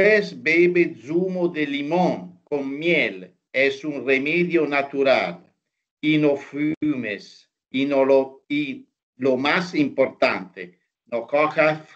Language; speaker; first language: Spanish; non-native, learner; Italian